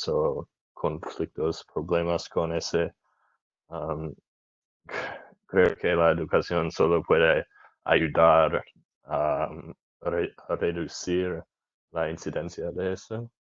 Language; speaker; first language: Spanish; non-native, learner; English